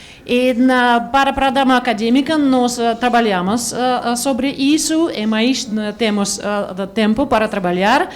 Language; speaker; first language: Portuguese; non-native, learner; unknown